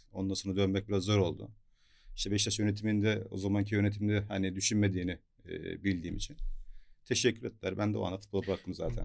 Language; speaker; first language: Turkish; native; Turkish